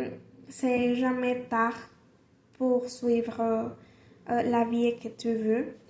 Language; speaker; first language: French; non-native, learner; Spanish